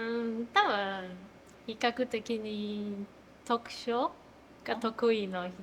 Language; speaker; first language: Japanese; non-native, fluent; Chinese